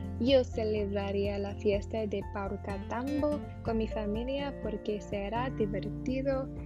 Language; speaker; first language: Spanish; non-native, learner; English